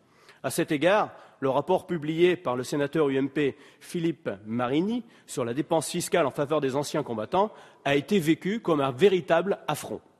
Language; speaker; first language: French; native; French